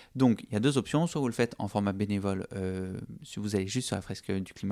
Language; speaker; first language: French; native; French